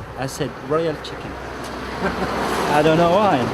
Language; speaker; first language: English; non-native, learner; French